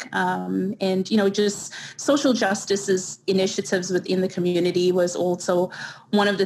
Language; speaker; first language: English; native; English